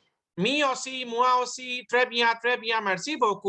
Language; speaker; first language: French; non-native, fluent; Hindi